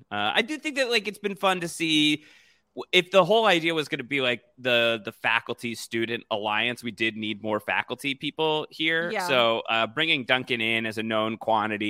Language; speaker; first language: English; native; English